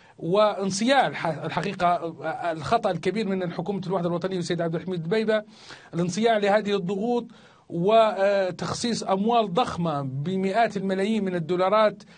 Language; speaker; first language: Arabic; native; Arabic